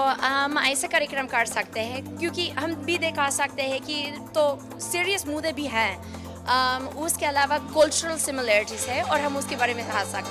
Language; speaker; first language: Hindi; non-native, fluent; English